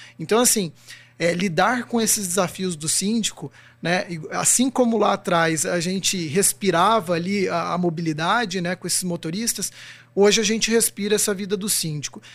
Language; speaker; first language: Portuguese; native; Portuguese